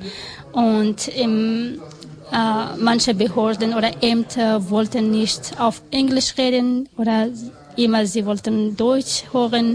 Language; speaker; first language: German; non-native, learner; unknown